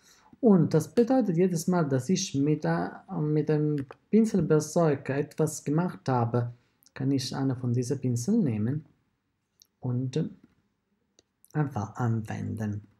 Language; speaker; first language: German; non-native, fluent; Italian